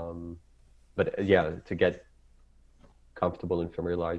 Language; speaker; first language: English; non-native, fluent; Hebrew